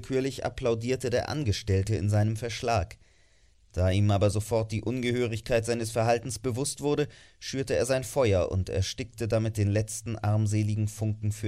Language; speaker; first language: German; native; German